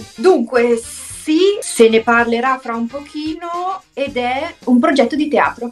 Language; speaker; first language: Italian; native; Italian